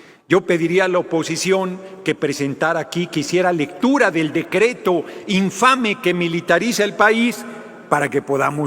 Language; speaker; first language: Spanish; native; Spanish